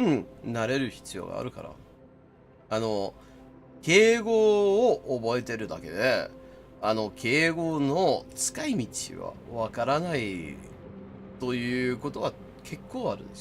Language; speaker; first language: Japanese; non-native, fluent; English